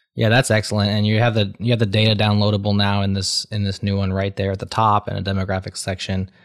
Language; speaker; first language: English; native; English